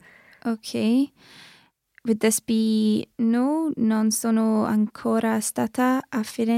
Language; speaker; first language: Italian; non-native, learner; English